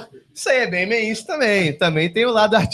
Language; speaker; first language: Portuguese; native; Portuguese